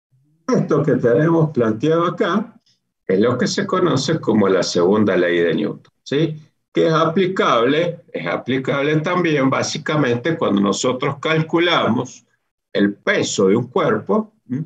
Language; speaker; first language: Spanish; native; Spanish